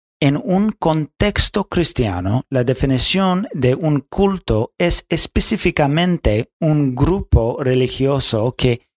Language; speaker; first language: Spanish; non-native, fluent; English